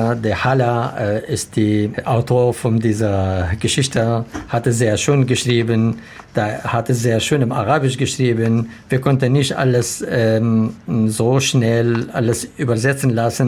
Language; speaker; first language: German; non-native, learner; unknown